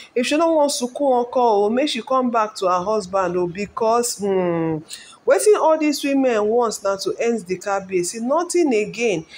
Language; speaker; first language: Nigerian Pidgin; non-native, local second language; Yoruba